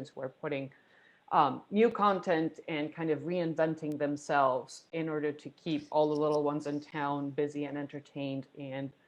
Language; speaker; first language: English; non-native, fluent; Spanish